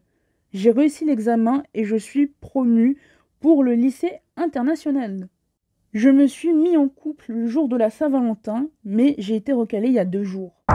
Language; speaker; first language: French; native; French